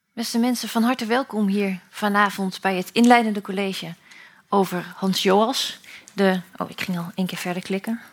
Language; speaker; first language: Dutch; native; Dutch